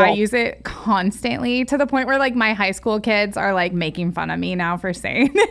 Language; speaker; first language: English; native; English